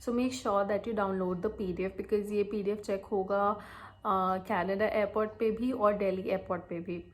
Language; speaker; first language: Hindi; native; Hindi